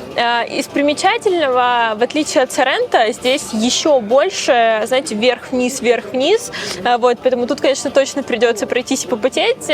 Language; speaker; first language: Russian; native; Russian